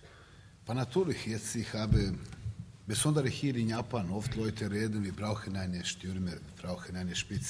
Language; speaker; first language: German; non-native, learner; Serbian